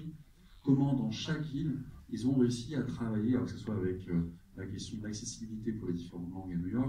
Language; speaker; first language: French; native; French